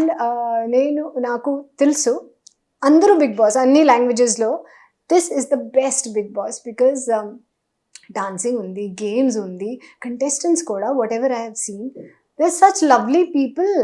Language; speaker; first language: Telugu; non-native, fluent; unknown